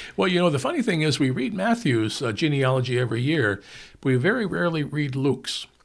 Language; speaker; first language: English; native; English